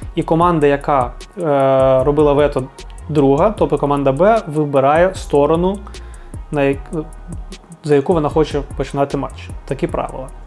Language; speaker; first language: Ukrainian; non-native, local second language; Russian